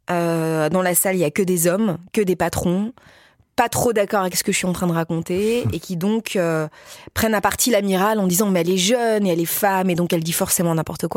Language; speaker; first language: French; native; French